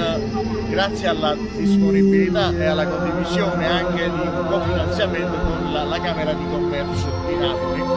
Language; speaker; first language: Italian; native; Italian